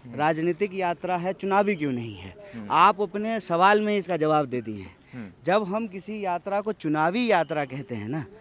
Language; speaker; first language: Hindi; native; Hindi